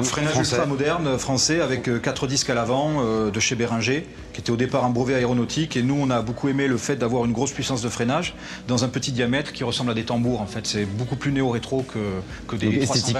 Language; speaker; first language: French; native; French